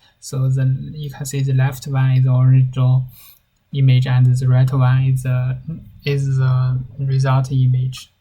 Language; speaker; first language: English; non-native, learner; Chinese